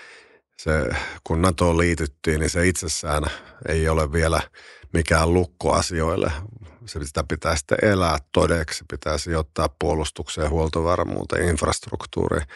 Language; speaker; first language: Finnish; native; Finnish